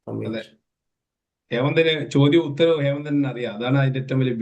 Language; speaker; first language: Malayalam; native; Malayalam